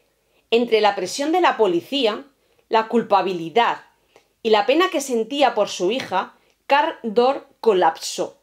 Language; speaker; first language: Spanish; native; Spanish